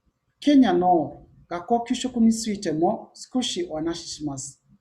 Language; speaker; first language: Japanese; non-native, learner; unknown